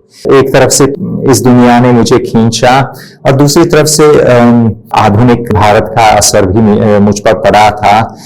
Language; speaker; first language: Hindi; non-native, fluent; Hungarian